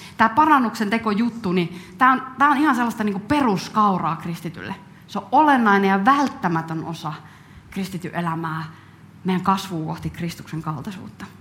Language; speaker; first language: Finnish; native; Finnish